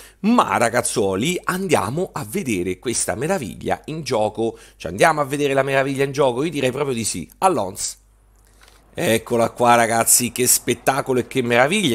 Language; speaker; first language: Italian; native; Italian